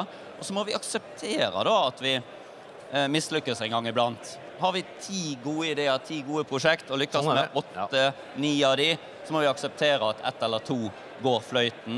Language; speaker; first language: Norwegian; native; Norwegian